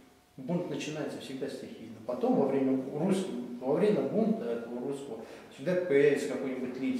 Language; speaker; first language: Russian; native; Russian